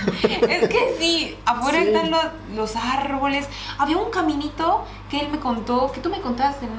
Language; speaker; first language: Spanish; native; Spanish